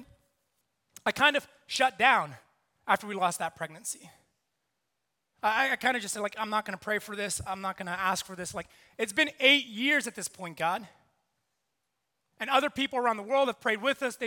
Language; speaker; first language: English; native; English